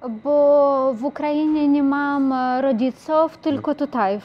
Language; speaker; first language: Polish; non-native, learner; Ukrainian